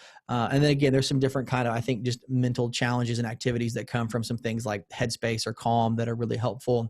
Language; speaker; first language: English; native; English